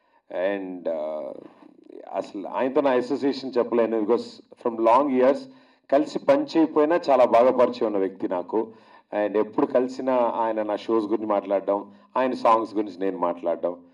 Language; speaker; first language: Telugu; native; Telugu